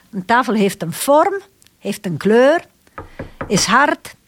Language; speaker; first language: Dutch; non-native, fluent; Italian